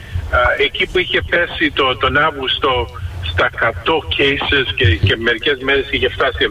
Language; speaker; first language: Greek; early bilingual, heritage; Greek